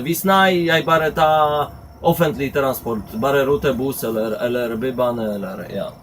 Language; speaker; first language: Swedish; non-native, learner; Polish